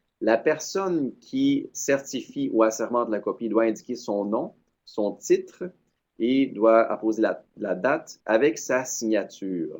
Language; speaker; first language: French; native; French